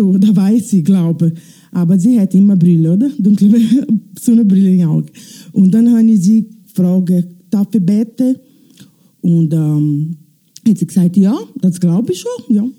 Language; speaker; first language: German; non-native, learner; Italian